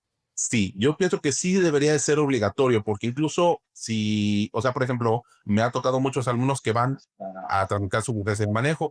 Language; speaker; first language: Spanish; native; Spanish